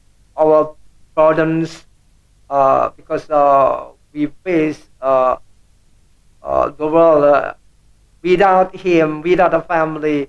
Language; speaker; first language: English; non-native, learner; Indonesian